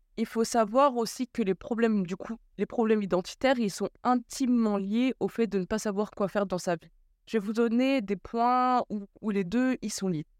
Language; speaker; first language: French; early bilingual, other home language; Bambara